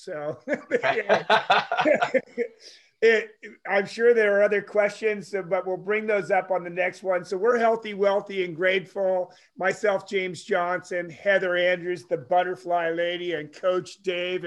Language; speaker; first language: English; native; English